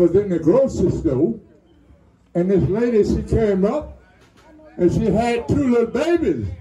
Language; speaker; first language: English; native; English